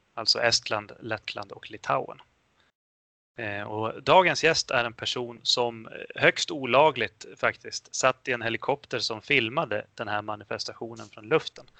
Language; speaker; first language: Swedish; early bilingual, other home language; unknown